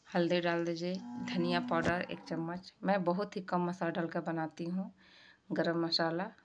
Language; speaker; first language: Hindi; native; Hindi